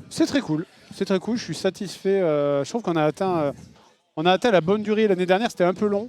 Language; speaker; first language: French; native; French